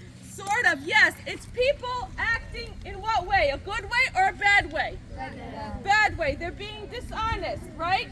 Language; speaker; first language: English; early bilingual, other home language; Ukrainian